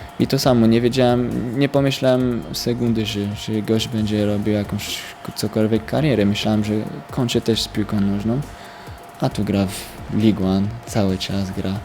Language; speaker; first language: Polish; early bilingual, heritage; French